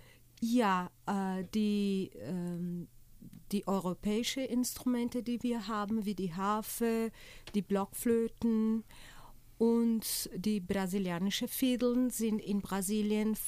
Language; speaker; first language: German; non-native, fluent; Portuguese